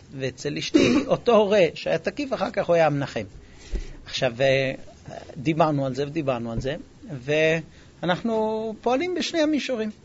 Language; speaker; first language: Hebrew; non-native, fluent; English